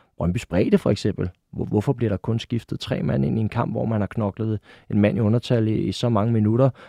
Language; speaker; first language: Danish; native; Danish